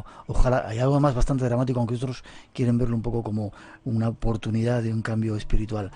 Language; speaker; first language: Spanish; native; Spanish